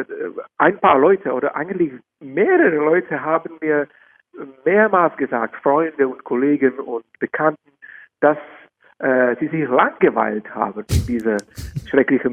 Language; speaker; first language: German; non-native, fluent; Czech